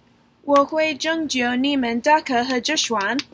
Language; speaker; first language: Chinese; non-native, learner; English